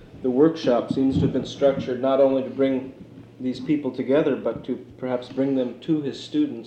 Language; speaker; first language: English; native; English